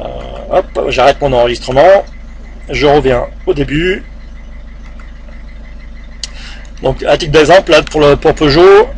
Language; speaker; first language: French; native; French